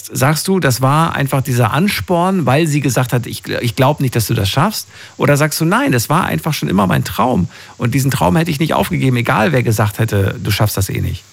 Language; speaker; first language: German; native; German